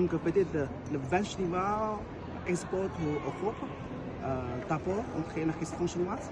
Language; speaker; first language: French; non-native, learner; Chinese